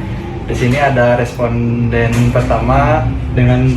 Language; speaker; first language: Indonesian; native; Indonesian